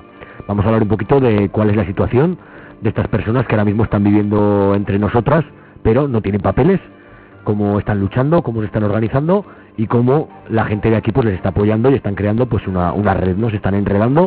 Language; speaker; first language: Spanish; native; Spanish